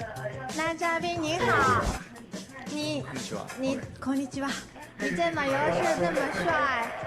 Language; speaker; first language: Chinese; non-native, fluent; Japanese